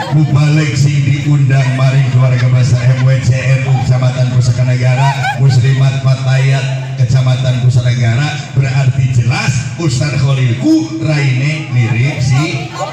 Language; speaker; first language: Javanese; non-native, local second language; Sundanese